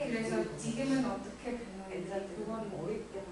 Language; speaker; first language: Korean; non-native, learner; Mongolian